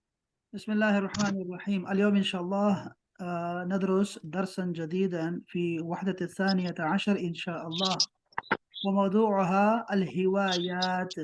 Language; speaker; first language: Arabic; non-native, fluent; Urdu